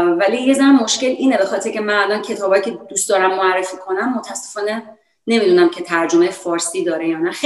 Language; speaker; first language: Persian; early bilingual, heritage; Persian